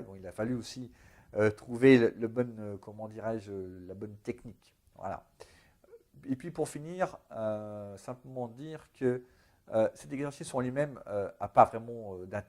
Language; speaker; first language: French; native; French